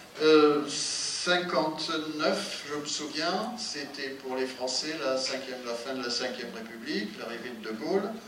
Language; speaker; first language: French; non-native, fluent; German